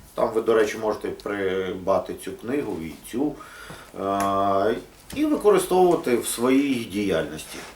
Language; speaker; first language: Ukrainian; non-native, local second language; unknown